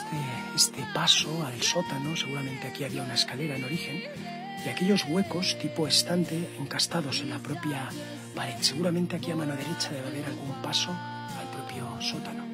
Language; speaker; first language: Spanish; native; Spanish